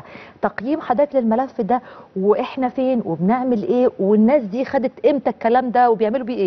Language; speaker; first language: Arabic; native; Arabic